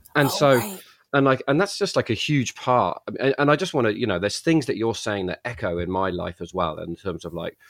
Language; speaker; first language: English; native; English